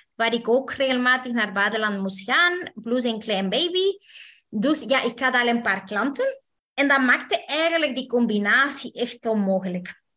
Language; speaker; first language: Dutch; non-native, fluent; Spanish